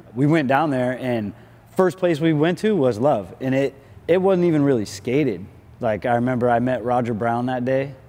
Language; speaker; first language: English; native; English